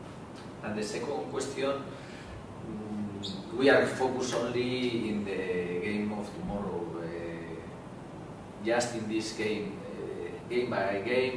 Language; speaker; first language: English; non-native, learner; Spanish